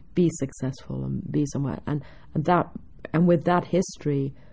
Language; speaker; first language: English; native; English